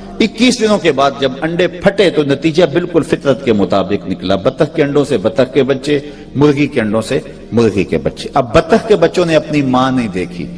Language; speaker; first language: Urdu; non-native, local second language; Punjabi